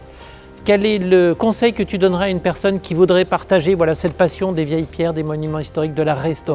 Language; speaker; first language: French; native; French